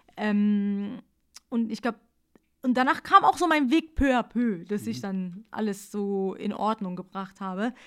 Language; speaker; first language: German; early bilingual, other home language; Persian